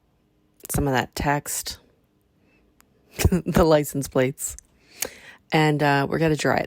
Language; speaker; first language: English; native; English